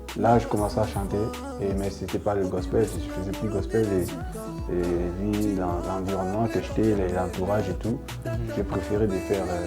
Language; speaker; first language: French; non-native, local second language; Lingala